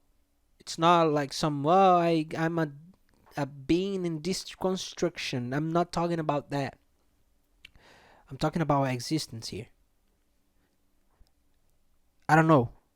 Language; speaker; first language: English; non-native, fluent; Portuguese